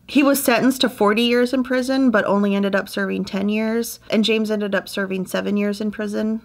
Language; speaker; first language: English; native; English